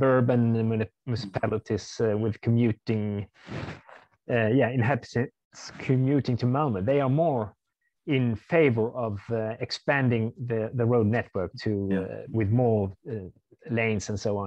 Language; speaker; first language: English; non-native, fluent; Swedish